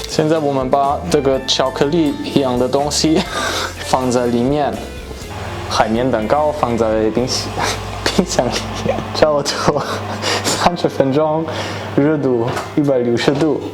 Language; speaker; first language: Chinese; non-native, fluent; German